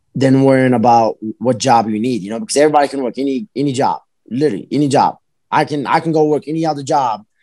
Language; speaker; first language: English; early bilingual, other home language; Arabic